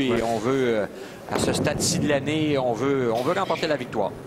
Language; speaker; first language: French; native; French